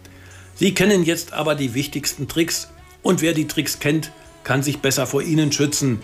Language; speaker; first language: German; native; German